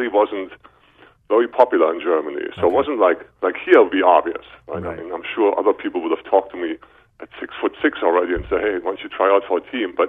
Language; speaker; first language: English; non-native, fluent; German